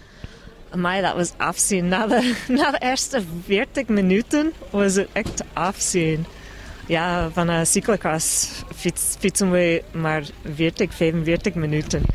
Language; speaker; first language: Dutch; non-native, fluent; English